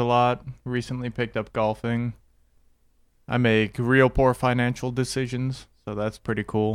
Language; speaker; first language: English; native; English